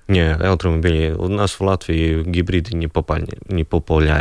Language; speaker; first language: Russian; non-native, local second language; Latvian